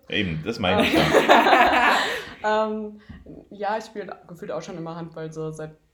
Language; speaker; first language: German; native; German